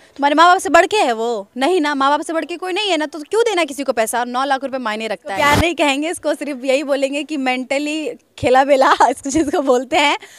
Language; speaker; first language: Hindi; native; Hindi